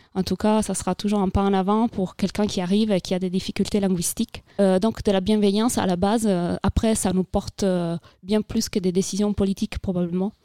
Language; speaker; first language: French; non-native, fluent; Italian